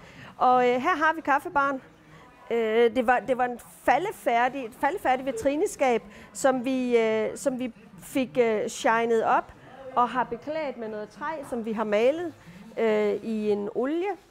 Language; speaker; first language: Danish; native; Danish